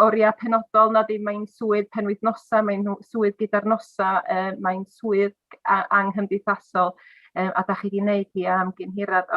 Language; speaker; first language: Welsh; native; Welsh